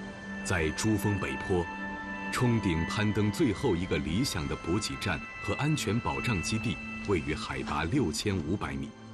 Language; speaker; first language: Chinese; native; Chinese